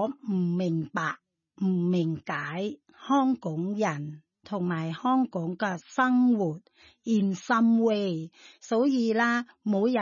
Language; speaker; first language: Cantonese; non-native, learner; Thai